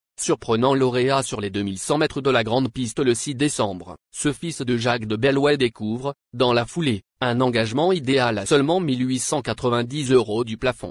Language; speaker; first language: French; native; French